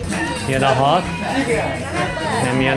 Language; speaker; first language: Hungarian; native; Hungarian